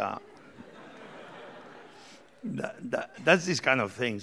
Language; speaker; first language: English; non-native, fluent; Spanish